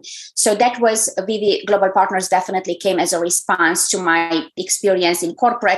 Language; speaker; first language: English; non-native, fluent; Romanian